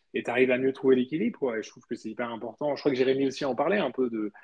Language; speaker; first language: French; early bilingual, other home language; Spanish